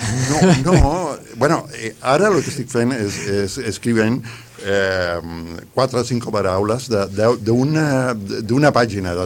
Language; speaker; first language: Catalan; non-native, fluent; Spanish